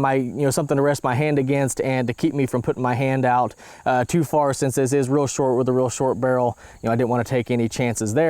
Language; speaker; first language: English; native; English